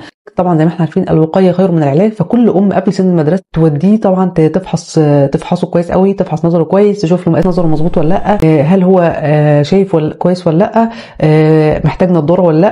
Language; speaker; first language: Arabic; native; Arabic